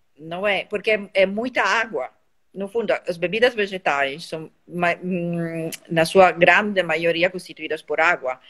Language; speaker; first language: Portuguese; non-native, fluent; Italian